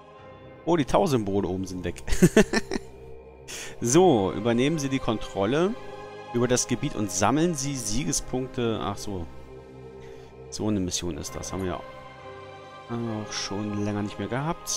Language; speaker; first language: German; native; German